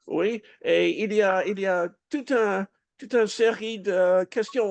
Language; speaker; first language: French; non-native, fluent; English